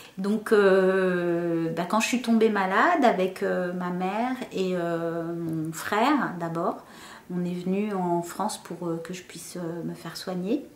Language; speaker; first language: French; early bilingual, other home language; Kabyle